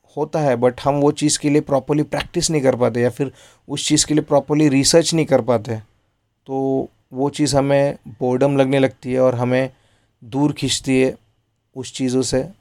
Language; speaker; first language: Hindi; non-native, local second language; Marathi